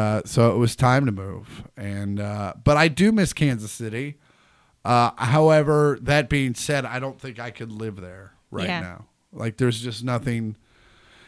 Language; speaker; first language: English; native; English